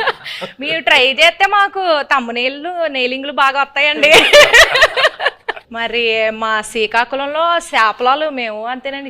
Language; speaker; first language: Telugu; native; Telugu